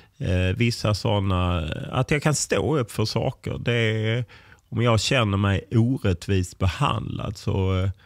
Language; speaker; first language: Swedish; native; Swedish